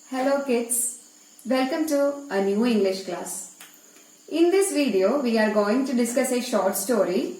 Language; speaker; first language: English; non-native, local second language; Malayalam